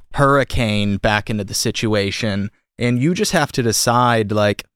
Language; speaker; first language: English; native; English